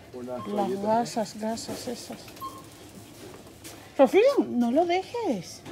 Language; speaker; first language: Spanish; non-native, fluent; Georgian